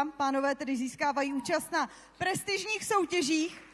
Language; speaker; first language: Czech; native; Czech